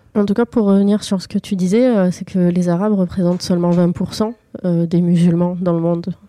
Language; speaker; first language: French; early bilingual, other home language; Arabic